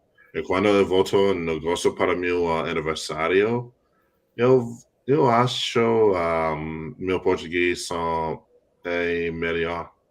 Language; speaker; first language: Portuguese; non-native, learner; English